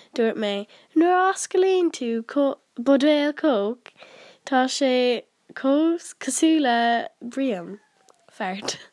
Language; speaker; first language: Irish; non-native, local second language; English